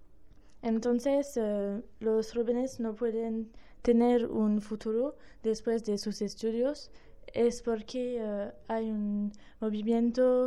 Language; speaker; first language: Spanish; non-native, learner; French